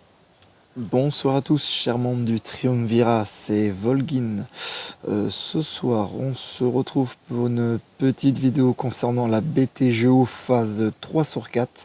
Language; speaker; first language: French; native; French